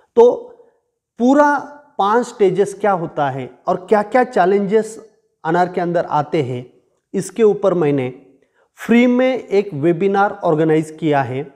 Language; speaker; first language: Hindi; non-native, local second language; Marathi